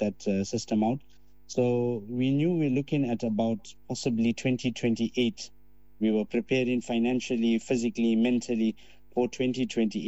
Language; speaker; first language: English; native; English